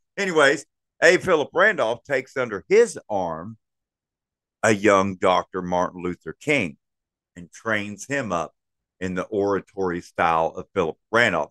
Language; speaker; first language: English; native; English